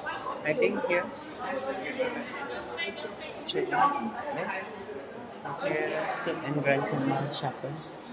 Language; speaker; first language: English; non-native, learner; Filipino